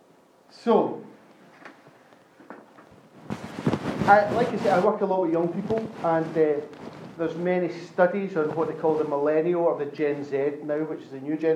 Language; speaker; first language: English; native; English